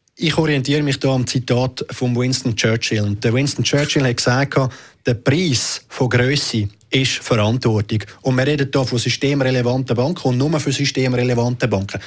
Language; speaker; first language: German; native; German